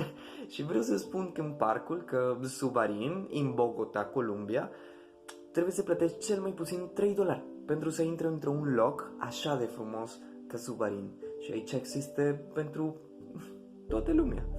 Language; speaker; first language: Romanian; non-native, learner; Spanish